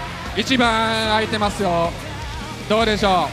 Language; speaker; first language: Japanese; native; Japanese